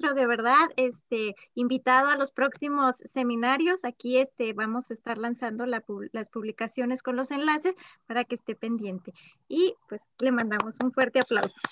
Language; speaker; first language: Spanish; native; Spanish